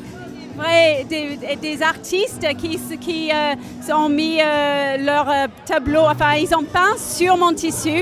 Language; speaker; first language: French; non-native, learner; English